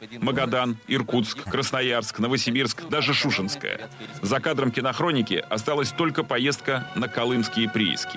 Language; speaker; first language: Russian; native; Russian